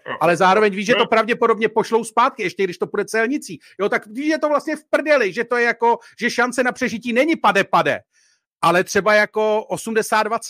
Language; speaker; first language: Czech; native; Czech